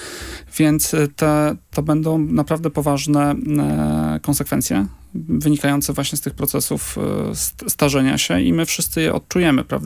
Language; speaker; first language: Polish; native; Polish